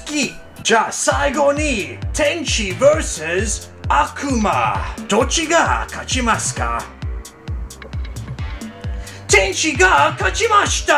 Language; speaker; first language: Japanese; non-native, learner; English